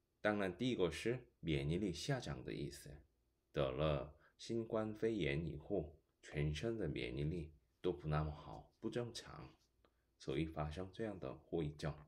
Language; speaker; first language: Chinese; non-native, fluent; Korean